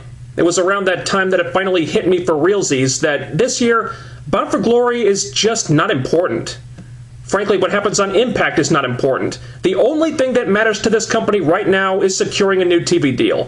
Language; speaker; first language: English; native; English